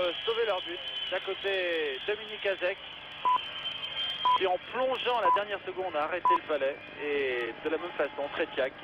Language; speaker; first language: French; native; French